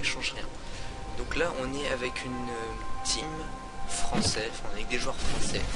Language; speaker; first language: French; native; French